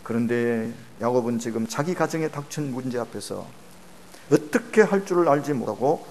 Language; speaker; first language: Korean; native; Korean